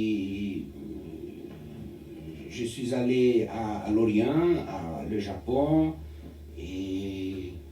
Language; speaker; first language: French; non-native, learner; Portuguese